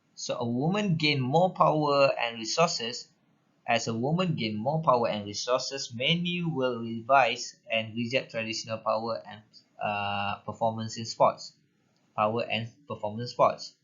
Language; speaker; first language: English; non-native, local second language; Malay